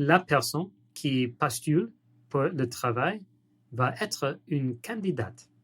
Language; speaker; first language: French; non-native, learner; English